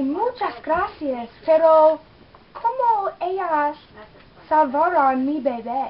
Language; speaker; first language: Spanish; non-native, learner; English